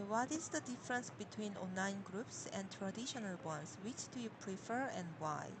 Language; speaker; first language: English; non-native, learner; Korean